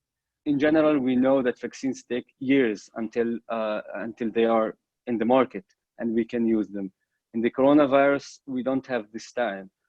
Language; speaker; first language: English; non-native, fluent; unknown